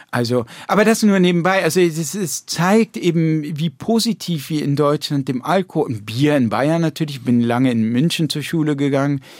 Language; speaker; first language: German; early bilingual, heritage; German